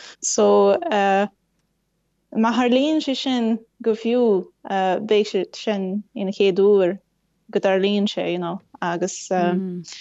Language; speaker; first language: Irish; non-native, fluent; Portuguese